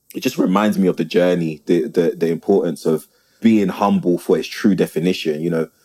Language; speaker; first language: English; native; English